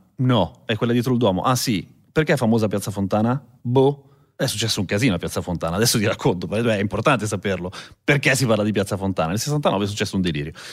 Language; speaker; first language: Italian; native; Italian